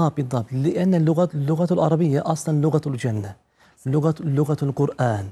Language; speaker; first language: Arabic; non-native, fluent; Turkish